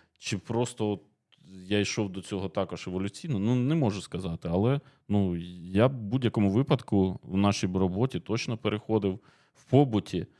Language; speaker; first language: Ukrainian; native; Ukrainian